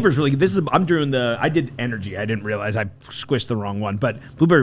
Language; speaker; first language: English; native; English